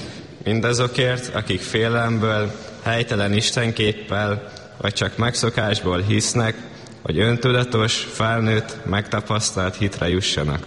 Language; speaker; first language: Hungarian; native; Hungarian